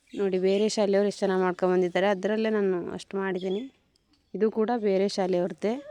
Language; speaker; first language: Kannada; non-native, local second language; Urdu